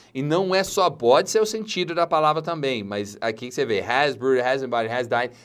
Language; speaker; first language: Portuguese; non-native, fluent; English